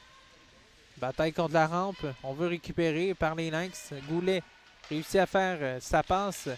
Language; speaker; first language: French; native; French